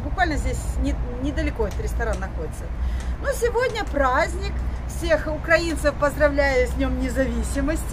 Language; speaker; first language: Russian; native; Russian